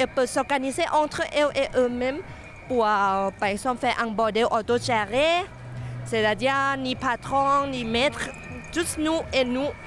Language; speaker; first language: French; non-native, fluent; Thai